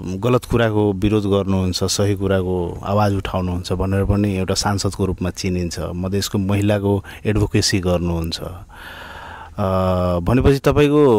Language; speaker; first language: Nepali; non-native, local second language; Bhojpuri